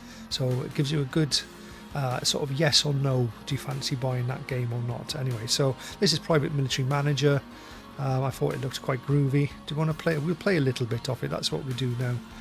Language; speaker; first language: English; native; English